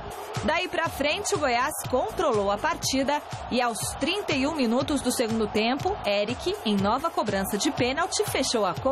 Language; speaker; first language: Portuguese; native; Portuguese